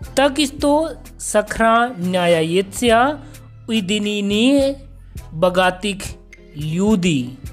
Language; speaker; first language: Russian; non-native, learner; Hindi